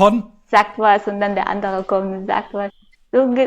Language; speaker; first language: German; non-native, fluent; Hungarian